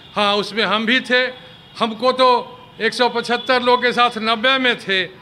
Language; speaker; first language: Hindi; native; Hindi